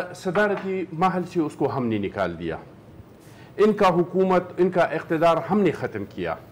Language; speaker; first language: Urdu; non-native, local second language; Pashto